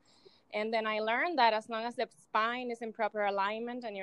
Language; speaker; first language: English; non-native, fluent; Spanish